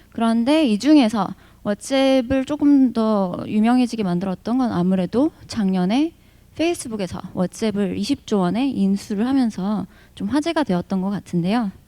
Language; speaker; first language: Korean; early bilingual, heritage; Korean